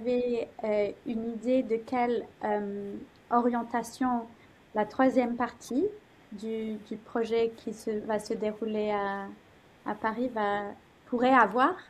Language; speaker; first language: French; non-native, fluent; English